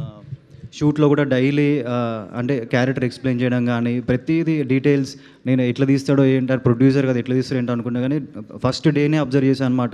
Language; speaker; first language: Telugu; native; Telugu